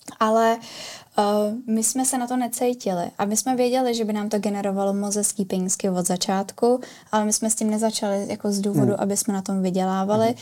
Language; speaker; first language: Czech; native; Czech